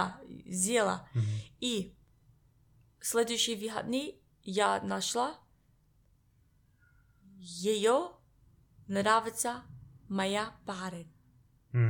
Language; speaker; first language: Russian; non-native, learner; English